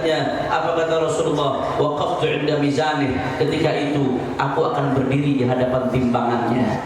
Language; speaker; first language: Indonesian; native; Indonesian